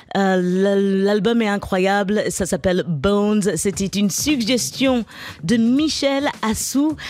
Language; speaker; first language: French; native; French